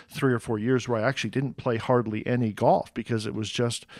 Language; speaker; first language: English; native; English